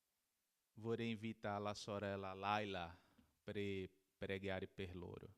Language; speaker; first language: Italian; non-native, learner; Portuguese